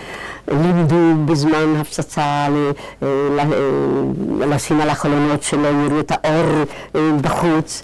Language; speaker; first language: Hebrew; non-native, fluent; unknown